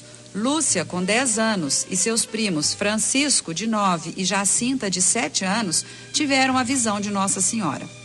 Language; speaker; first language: Portuguese; native; Portuguese